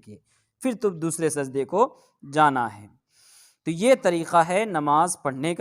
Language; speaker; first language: Urdu; native; Urdu